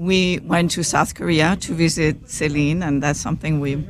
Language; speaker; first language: English; non-native, fluent; French